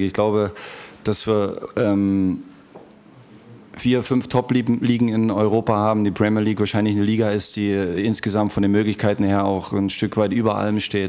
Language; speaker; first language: German; native; German